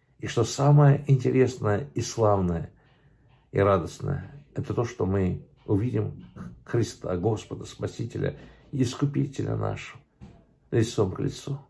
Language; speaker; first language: Russian; early bilingual, other home language; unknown